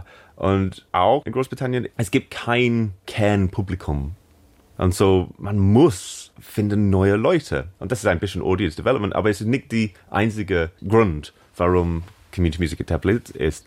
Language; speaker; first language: German; non-native, learner; English